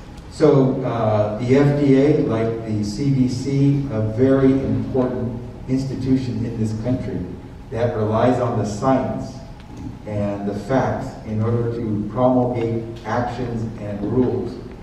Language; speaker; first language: English; early bilingual, other home language; Spanish